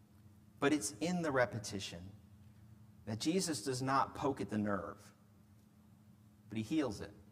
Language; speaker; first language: English; native; English